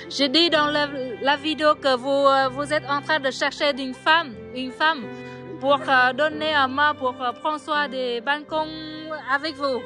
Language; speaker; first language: French; non-native, learner; Vietnamese